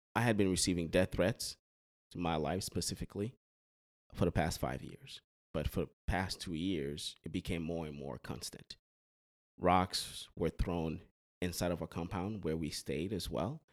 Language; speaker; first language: English; early bilingual, other home language; Haitian Creole